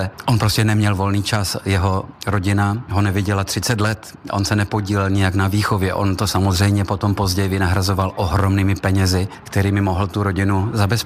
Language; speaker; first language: Czech; native; Czech